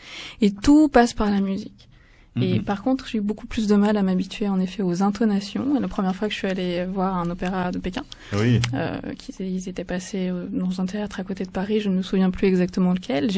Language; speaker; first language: French; native; French